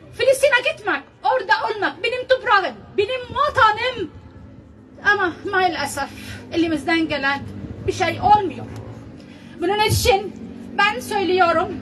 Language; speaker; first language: Turkish; non-native, learner; Arabic